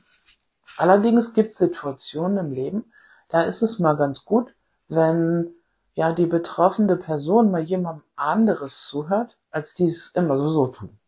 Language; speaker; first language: German; native; German